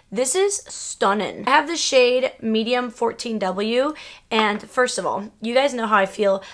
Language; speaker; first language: English; early bilingual, other home language; Spanish